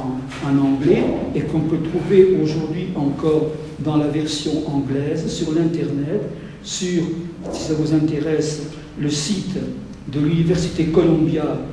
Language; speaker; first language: French; native; French